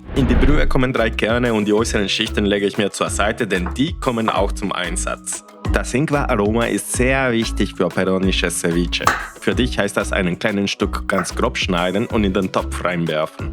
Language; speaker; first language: German; non-native, fluent; Spanish